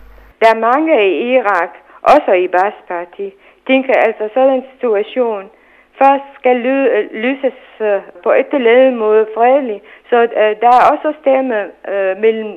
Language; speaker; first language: Danish; non-native, fluent; Arabic